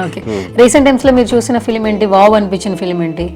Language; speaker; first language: Telugu; native; Telugu